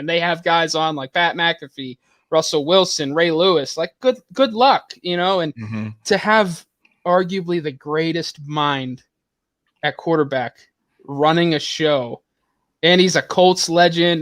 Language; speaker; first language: English; native; English